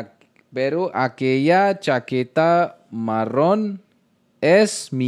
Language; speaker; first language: Spanish; non-native, learner; Hindi